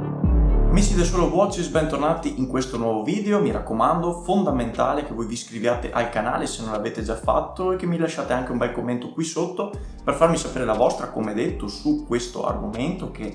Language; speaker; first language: Italian; native; Italian